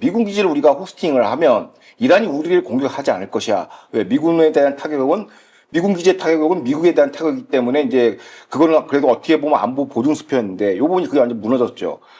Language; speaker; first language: Korean; native; Korean